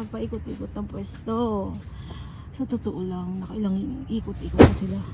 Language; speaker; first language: Filipino; native; Filipino